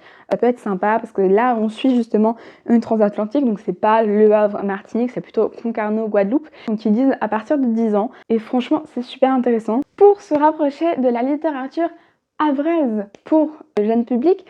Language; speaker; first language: French; native; French